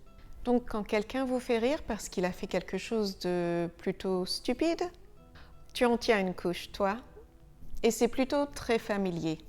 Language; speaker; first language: French; native; French